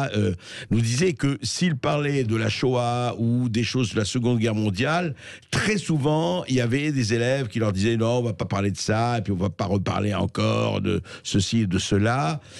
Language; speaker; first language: French; native; French